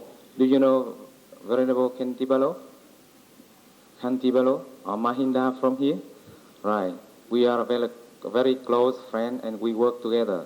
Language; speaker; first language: English; non-native, learner; Vietnamese